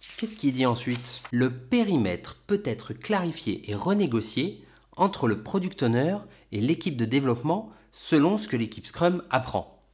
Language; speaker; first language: French; native; French